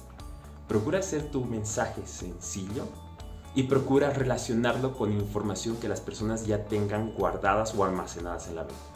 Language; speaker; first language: Spanish; native; Spanish